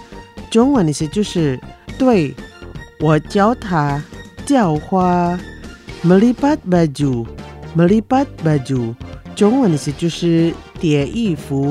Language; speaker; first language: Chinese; non-native, learner; Indonesian